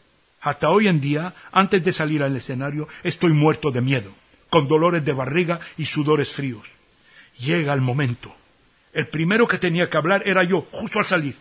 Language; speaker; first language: Spanish; early bilingual, heritage; Ladino